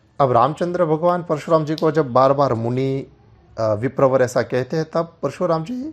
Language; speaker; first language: Hindi; non-native, local second language; Gujarati